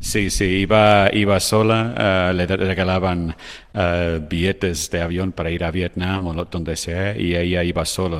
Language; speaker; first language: Spanish; non-native, fluent; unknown